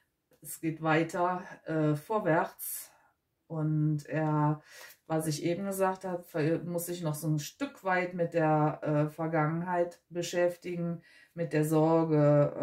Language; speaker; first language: German; native; German